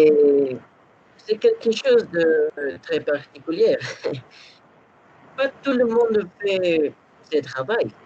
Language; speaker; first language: French; non-native, learner; Spanish